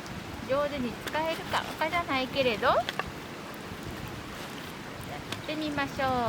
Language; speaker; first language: Japanese; native; Japanese